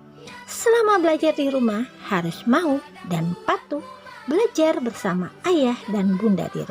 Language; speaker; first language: Indonesian; native; Indonesian